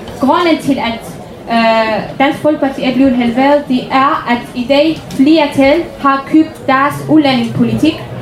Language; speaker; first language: Danish; non-native, fluent; Arabic